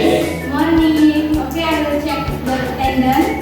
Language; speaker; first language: English; non-native, local second language; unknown